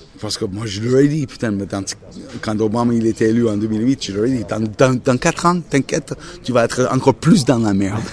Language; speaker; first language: French; non-native, fluent; English